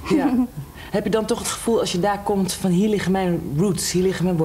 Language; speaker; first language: Dutch; native; Dutch